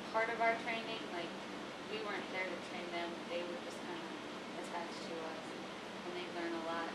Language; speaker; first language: English; native; English